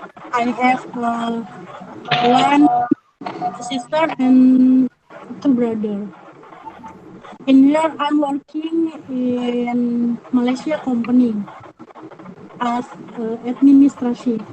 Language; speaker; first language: English; non-native, learner; Indonesian